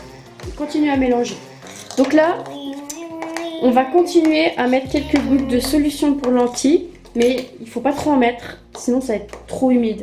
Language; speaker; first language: French; native; French